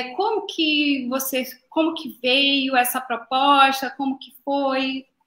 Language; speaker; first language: Portuguese; native; Portuguese